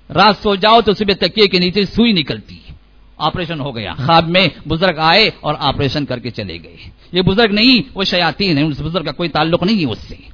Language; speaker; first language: Urdu; native; Urdu